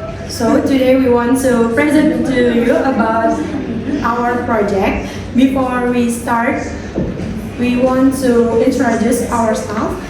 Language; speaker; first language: English; non-native, learner; Indonesian